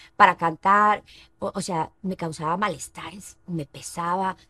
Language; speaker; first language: Spanish; native; Spanish